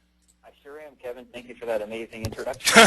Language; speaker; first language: English; native; English